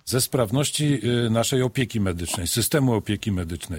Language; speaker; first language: Polish; native; Polish